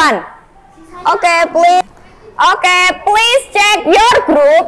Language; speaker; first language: English; non-native, fluent; Indonesian